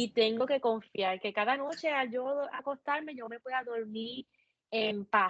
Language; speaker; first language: Spanish; native; Spanish